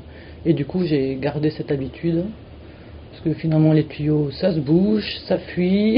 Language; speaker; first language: French; native; French